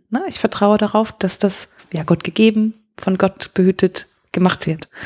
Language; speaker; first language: German; native; German